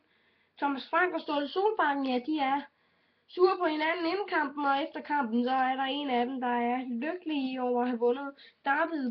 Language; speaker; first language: Danish; native; Danish